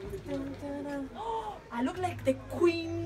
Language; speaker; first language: English; non-native, fluent; Spanish